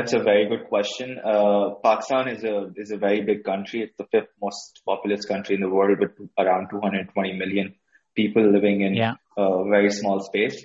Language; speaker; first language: English; non-native, local second language; Urdu